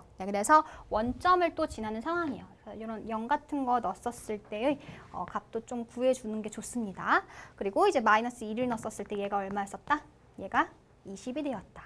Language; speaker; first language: Korean; native; Korean